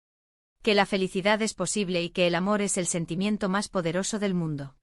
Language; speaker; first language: Spanish; native; Spanish